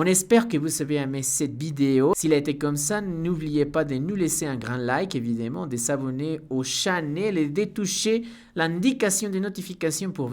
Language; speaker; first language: French; non-native, fluent; Spanish